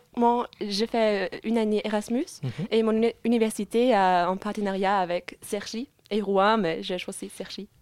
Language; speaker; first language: French; non-native, fluent; German